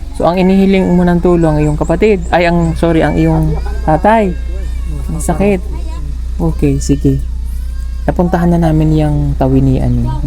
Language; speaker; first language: Filipino; native; Filipino